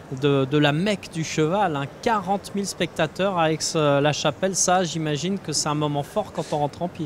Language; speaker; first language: French; native; French